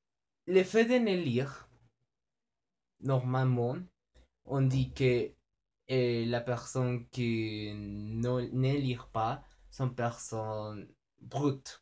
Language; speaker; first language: French; non-native, learner; Spanish